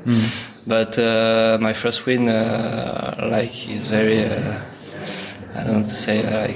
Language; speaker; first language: English; non-native, learner; French